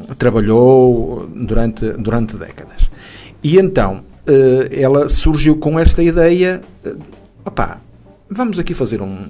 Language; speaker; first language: Portuguese; native; Portuguese